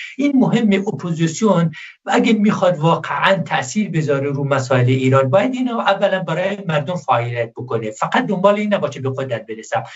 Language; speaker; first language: Persian; non-native, local second language; Kurdish